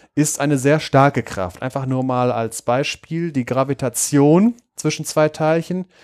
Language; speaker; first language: German; native; German